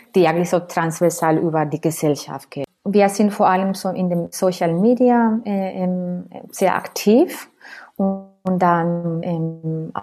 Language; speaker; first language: German; non-native, fluent; Spanish